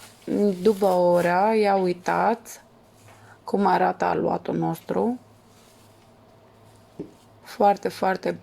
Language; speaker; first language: Romanian; non-native, learner; Arabic